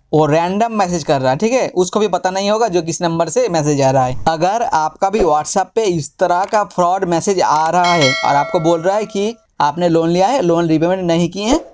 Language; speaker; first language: Hindi; non-native, local second language; Bangla